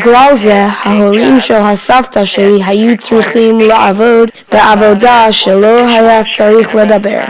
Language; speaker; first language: Hebrew; non-native, learner; English